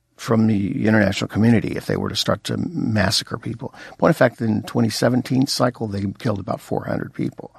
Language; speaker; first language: English; native; English